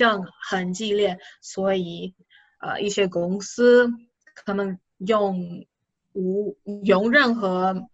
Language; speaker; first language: Chinese; non-native, fluent; English